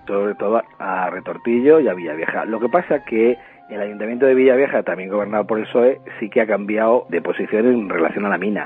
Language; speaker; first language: Spanish; native; Spanish